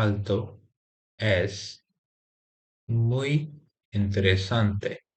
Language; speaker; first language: Spanish; non-native, fluent; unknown